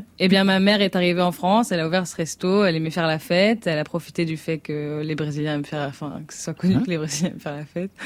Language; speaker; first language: French; native; French